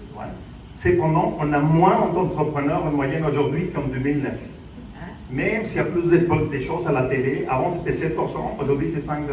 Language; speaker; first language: French; non-native, fluent; Spanish